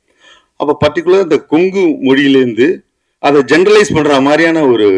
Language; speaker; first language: Tamil; native; Tamil